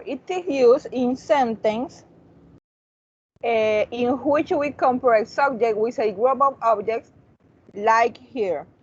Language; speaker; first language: English; non-native, learner; Spanish